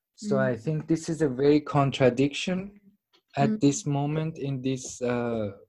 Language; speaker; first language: English; non-native, fluent; Persian